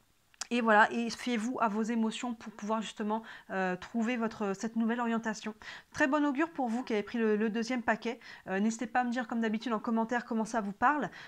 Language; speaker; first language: French; native; French